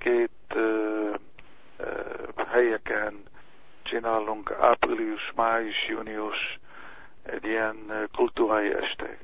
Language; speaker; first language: Hungarian; early bilingual, heritage; Hungarian